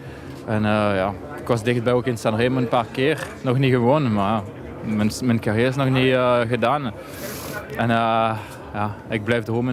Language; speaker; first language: Dutch; non-native, local second language; French